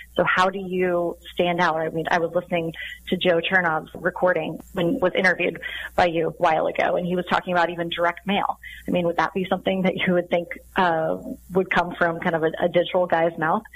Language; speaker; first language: English; native; English